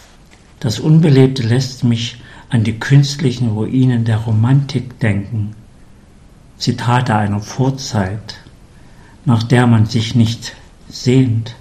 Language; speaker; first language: German; native; German